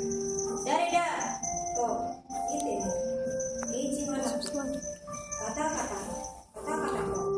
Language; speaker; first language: Japanese; non-native, learner; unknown